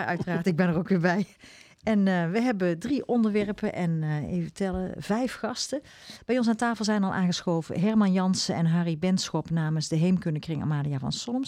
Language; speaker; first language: Dutch; native; Dutch